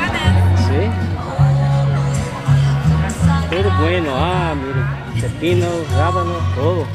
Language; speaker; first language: Spanish; non-native, learner; English